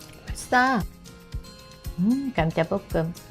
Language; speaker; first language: Korean; non-native, learner; Vietnamese